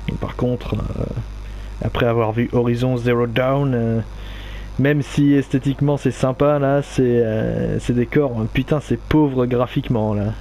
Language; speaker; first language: French; native; French